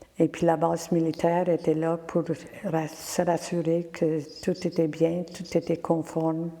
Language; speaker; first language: French; non-native, local second language; English